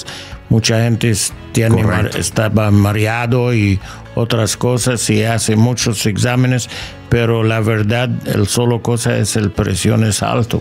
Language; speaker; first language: Spanish; non-native, learner; English